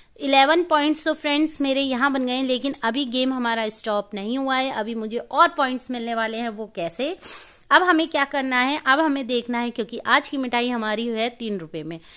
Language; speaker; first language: Hindi; native; Hindi